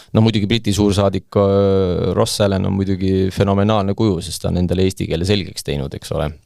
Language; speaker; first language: Estonian; native; Estonian